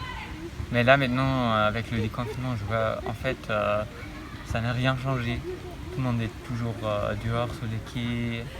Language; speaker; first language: French; non-native, fluent; German